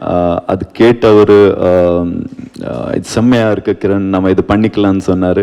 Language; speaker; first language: Tamil; non-native, learner; Kannada